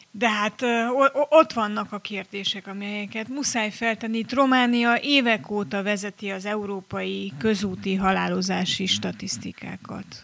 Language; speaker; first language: Hungarian; native; Hungarian